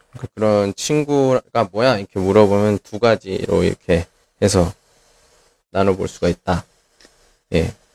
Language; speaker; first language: Korean; native; Korean